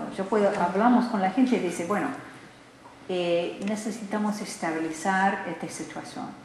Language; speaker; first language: Spanish; non-native, learner; English